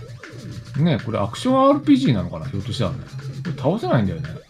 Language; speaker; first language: Japanese; native; Japanese